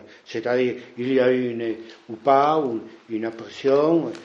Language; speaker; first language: French; non-native, fluent; Spanish